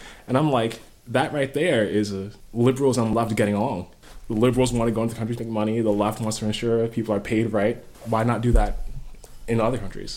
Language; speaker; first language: English; native; English